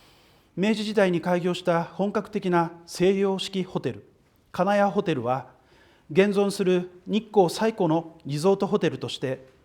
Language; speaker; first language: Japanese; native; Japanese